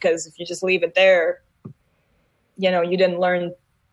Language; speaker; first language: English; non-native, fluent; Hebrew